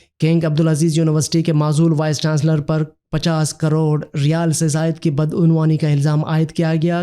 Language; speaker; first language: Urdu; non-native, local second language; Baluchi